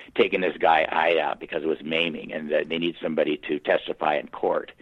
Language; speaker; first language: English; native; English